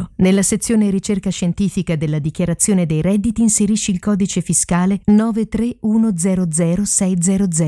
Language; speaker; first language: Italian; native; Italian